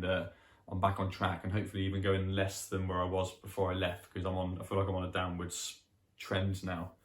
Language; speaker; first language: English; native; English